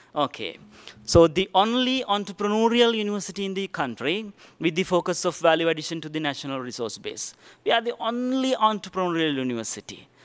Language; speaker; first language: English; non-native, local second language; Sinhala